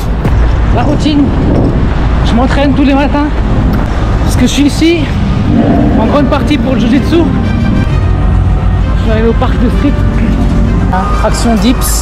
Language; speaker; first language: French; native; French